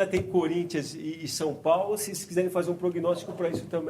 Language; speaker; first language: Portuguese; native; Portuguese